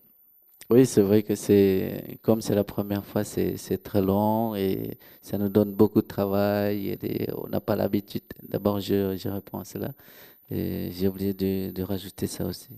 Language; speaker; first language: French; non-native, local second language; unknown